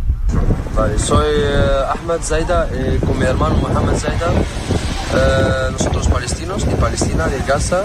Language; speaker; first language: Spanish; non-native, learner; Arabic